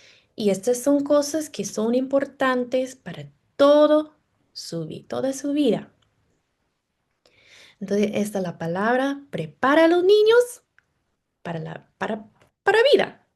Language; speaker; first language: Spanish; non-native, fluent; English